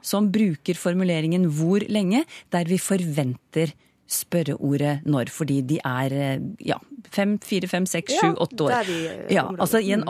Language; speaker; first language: Norwegian; native; Norwegian